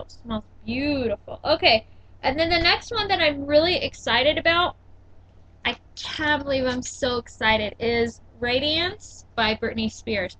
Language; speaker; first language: English; native; English